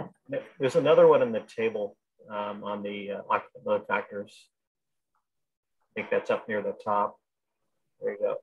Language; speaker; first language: English; native; English